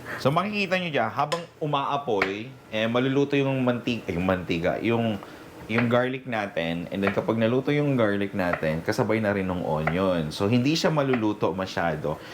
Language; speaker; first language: Filipino; non-native, local second language; Bikol